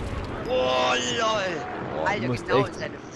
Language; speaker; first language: German; native; German